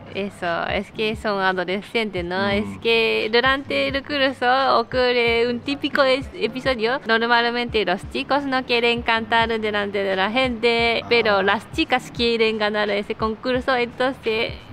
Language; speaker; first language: Spanish; non-native, fluent; Japanese